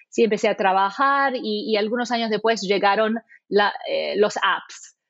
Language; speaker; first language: Spanish; non-native, fluent; English